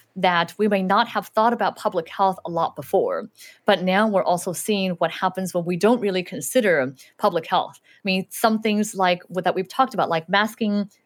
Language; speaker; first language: English; early bilingual, other home language; Chinese